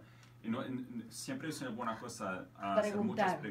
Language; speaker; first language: Spanish; non-native, fluent; French